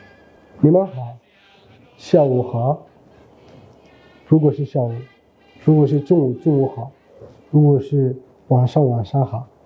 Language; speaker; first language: Chinese; non-native, learner; Somali